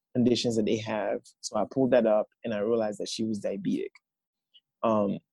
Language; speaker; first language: English; non-native, fluent; Haitian Creole